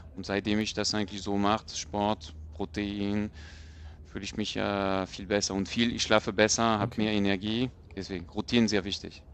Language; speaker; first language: German; non-native, fluent; French